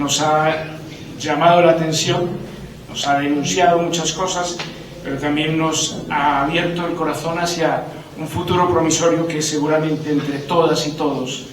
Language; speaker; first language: Spanish; native; Spanish